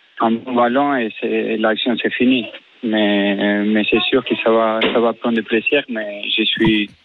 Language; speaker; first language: French; non-native, fluent; Spanish